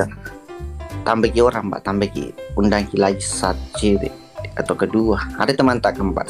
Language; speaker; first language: Indonesian; non-native, local second language; Buginese